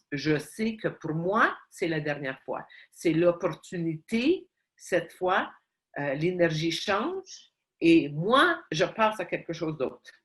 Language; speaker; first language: French; non-native, fluent; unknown